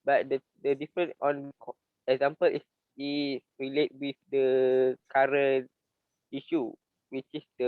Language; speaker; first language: English; non-native, learner; Malay